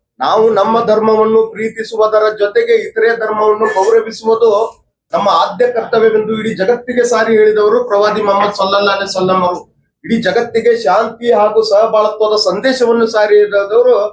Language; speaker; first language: Kannada; non-native, local second language; Urdu